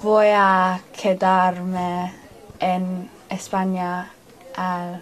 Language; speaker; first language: Spanish; non-native, learner; English